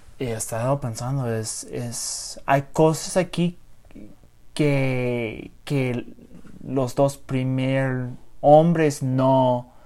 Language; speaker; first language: Spanish; non-native, learner; English